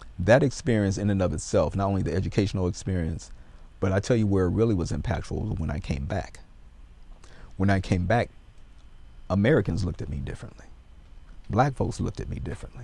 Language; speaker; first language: English; native; English